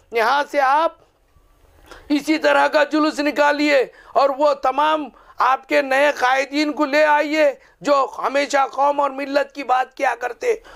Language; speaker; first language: Urdu; native; Urdu